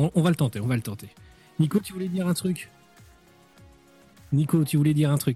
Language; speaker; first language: French; native; French